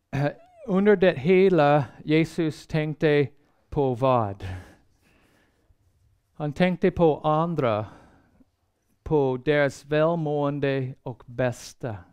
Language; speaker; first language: Swedish; non-native, fluent; English